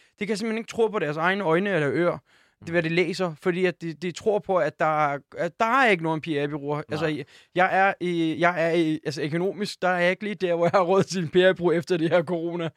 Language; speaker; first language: Danish; early bilingual, other home language; Turkish